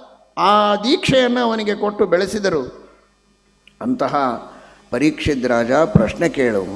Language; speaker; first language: Kannada; native; Kannada